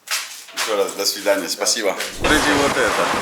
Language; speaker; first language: Russian; non-native, learner; English